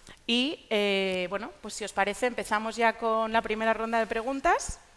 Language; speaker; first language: Spanish; native; Spanish